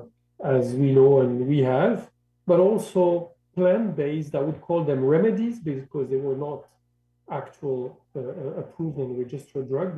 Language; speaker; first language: English; non-native, fluent; Arabic